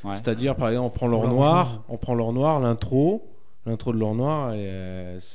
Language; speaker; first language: French; native; French